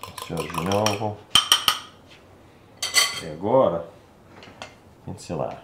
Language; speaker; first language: Portuguese; non-native, learner; English